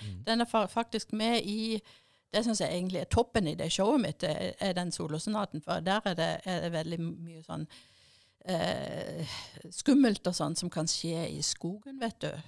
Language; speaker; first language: Norwegian; early bilingual, other home language; German